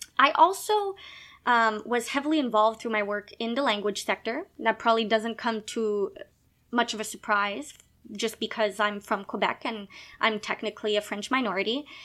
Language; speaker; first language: English; non-native, local second language; French